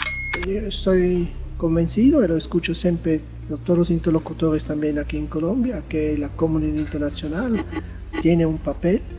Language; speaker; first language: Spanish; non-native, fluent; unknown